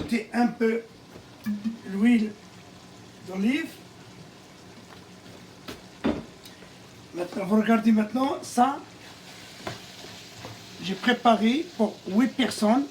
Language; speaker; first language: French; non-native, local second language; Arabic